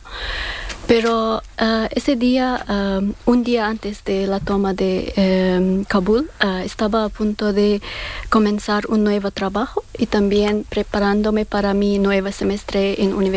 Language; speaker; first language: Spanish; non-native, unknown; Persian